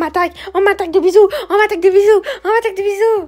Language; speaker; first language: French; native; French